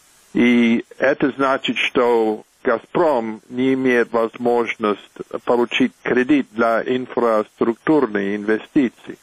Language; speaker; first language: Russian; non-native, fluent; English